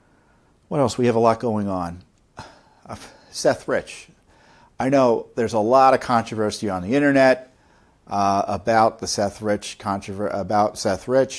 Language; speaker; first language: English; native; English